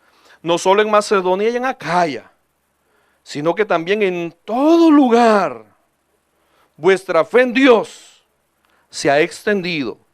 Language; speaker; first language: Spanish; native; Spanish